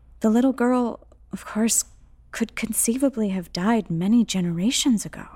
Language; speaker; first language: English; native; English